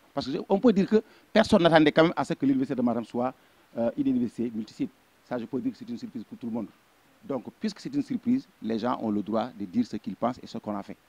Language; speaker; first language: French; non-native, local second language; Fula